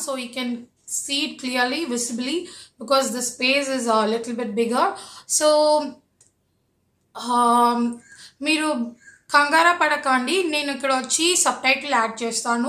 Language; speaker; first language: Telugu; native; Telugu